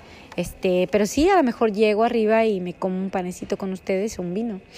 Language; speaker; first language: Spanish; native; Spanish